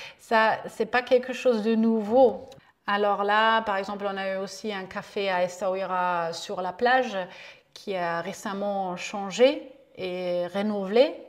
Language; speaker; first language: French; non-native, fluent; German